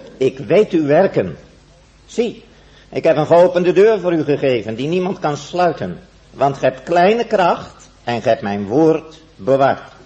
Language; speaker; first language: Dutch; native; Dutch